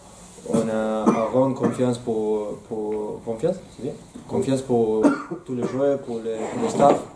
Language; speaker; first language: French; non-native, learner; Spanish